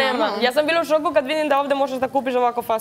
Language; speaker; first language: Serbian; non-native, learner; Spanish